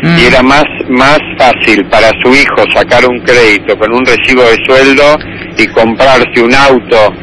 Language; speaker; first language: Spanish; non-native, fluent; English